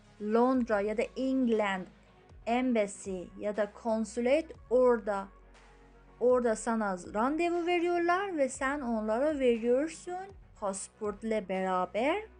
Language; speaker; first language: Turkish; non-native, fluent; Persian